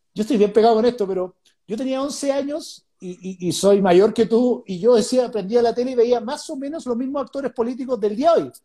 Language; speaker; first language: Spanish; native; Spanish